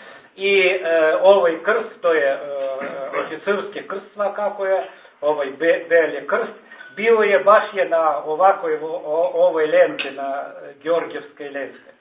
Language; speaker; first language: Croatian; non-native, learner; Russian